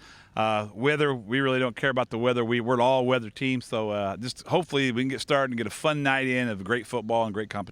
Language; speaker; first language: English; native; English